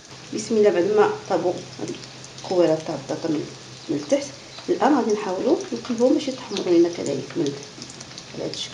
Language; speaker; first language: Arabic; native; Arabic